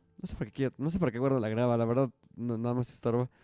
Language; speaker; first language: Spanish; native; Spanish